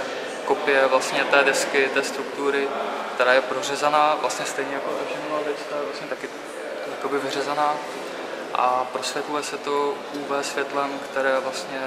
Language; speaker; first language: Czech; native; Czech